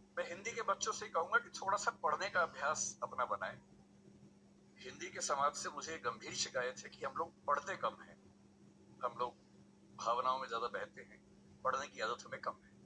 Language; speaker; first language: Hindi; native; Hindi